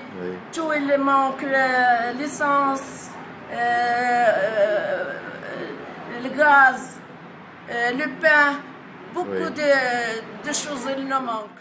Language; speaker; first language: French; non-native, learner; Arabic